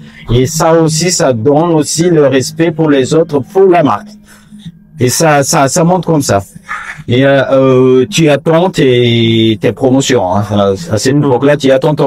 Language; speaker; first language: French; non-native, fluent; Chinese